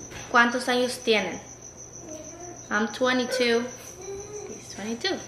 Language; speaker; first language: Spanish; early bilingual, heritage; Spanish